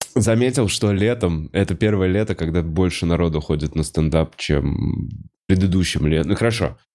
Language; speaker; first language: Russian; native; Russian